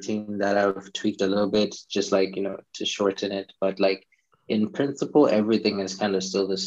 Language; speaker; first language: English; non-native, local second language; Shona